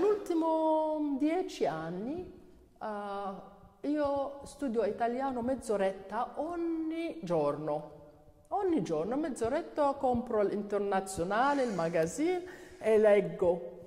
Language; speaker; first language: Italian; non-native, learner; Arabic